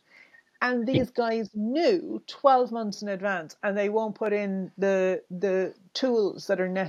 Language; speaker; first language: English; native; English